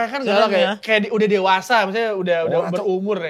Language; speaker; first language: Indonesian; native; Indonesian